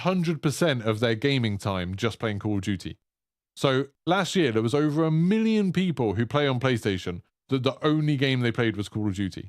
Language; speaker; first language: English; native; English